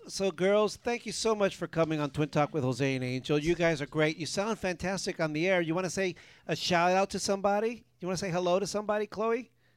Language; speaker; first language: English; early bilingual, other home language; Spanish